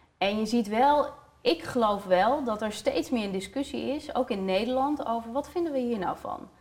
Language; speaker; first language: Dutch; native; Dutch